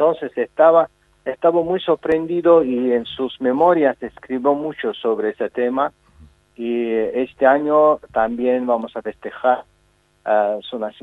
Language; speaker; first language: Spanish; non-native, fluent; Azerbaijani